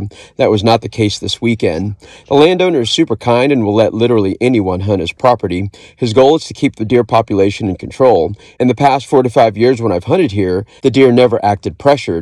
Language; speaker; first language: English; native; English